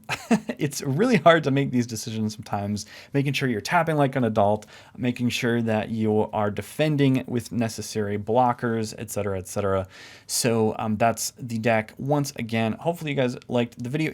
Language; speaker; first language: English; native; English